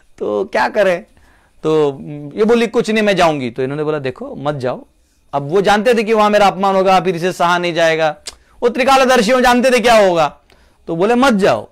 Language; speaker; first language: Hindi; non-native, local second language; Marathi